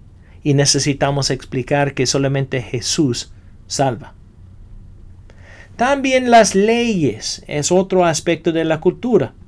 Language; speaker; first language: Spanish; non-native, fluent; English